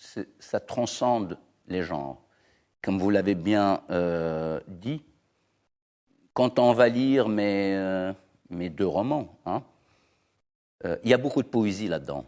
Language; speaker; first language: French; non-native, local second language; Arabic